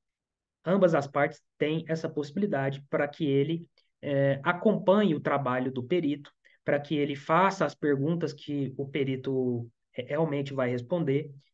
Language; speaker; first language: Portuguese; native; Portuguese